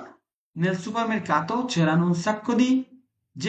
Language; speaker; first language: Italian; non-native, fluent; Bangla